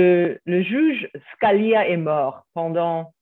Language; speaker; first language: French; non-native, fluent; English